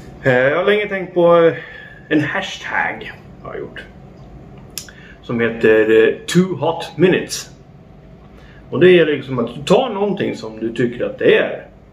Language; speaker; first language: Swedish; native; Swedish